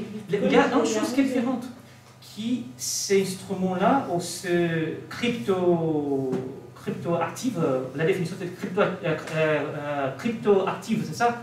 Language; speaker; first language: French; non-native, learner; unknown